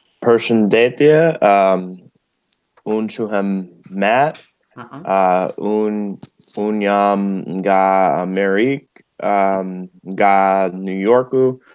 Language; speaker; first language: Albanian; non-native, learner; English